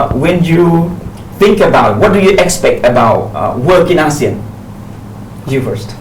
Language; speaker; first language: English; non-native, fluent; Pattani Malay